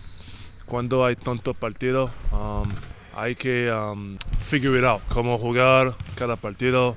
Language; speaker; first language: Spanish; non-native, learner; French